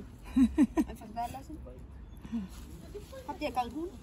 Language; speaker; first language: German; non-native, learner; Cebuano